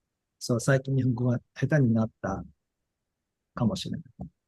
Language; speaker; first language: Japanese; non-native, fluent; English